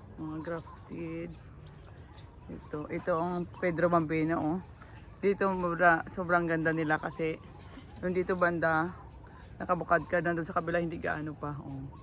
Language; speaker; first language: Filipino; native; Filipino